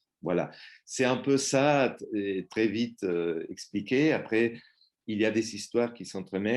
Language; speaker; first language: French; non-native, fluent; Spanish